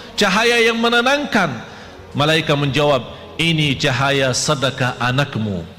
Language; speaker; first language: Malay; non-native, fluent; Arabic